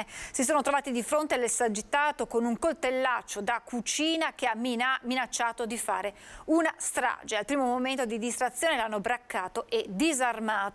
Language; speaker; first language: Italian; native; Italian